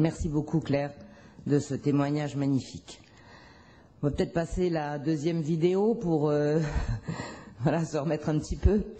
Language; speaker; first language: French; native; French